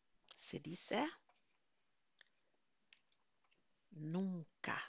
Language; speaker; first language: Spanish; non-native, fluent; Norwegian